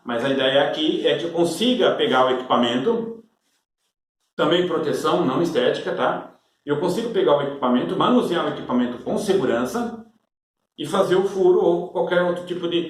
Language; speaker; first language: Portuguese; native; Portuguese